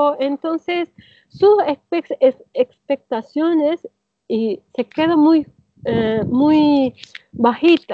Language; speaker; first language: Spanish; non-native, learner; Turkish